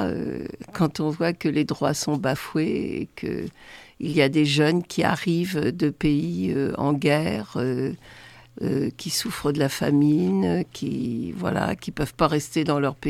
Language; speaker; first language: French; native; French